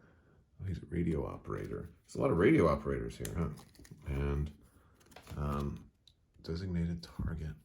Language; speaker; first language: English; native; English